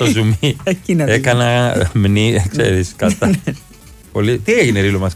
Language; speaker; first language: Greek; native; Greek